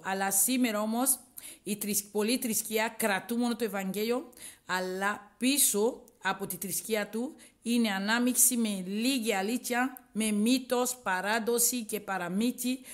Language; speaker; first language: Greek; non-native, learner; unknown